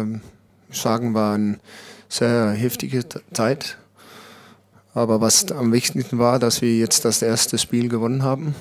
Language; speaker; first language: German; non-native, learner; Danish